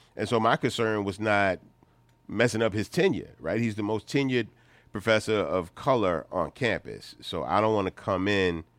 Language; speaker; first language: English; native; English